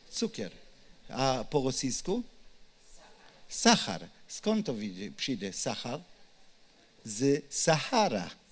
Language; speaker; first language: Polish; non-native, learner; Hebrew